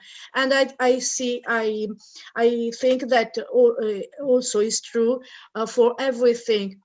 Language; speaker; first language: English; non-native, learner; Italian